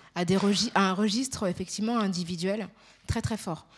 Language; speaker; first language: French; native; French